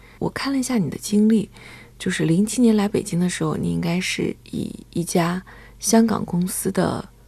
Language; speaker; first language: Chinese; native; Chinese